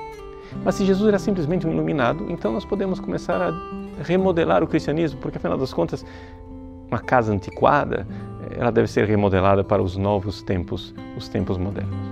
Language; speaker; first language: Portuguese; native; Portuguese